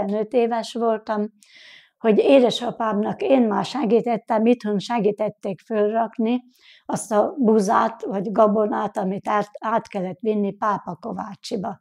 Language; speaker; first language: Hungarian; native; Hungarian